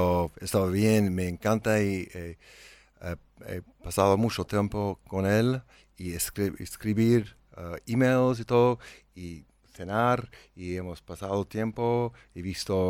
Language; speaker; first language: Spanish; non-native, learner; English